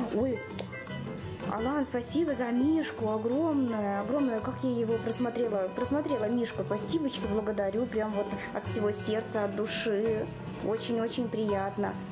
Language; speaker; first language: Russian; native; Russian